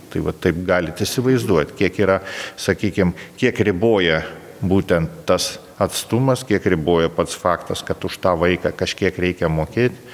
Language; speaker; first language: Lithuanian; native; Lithuanian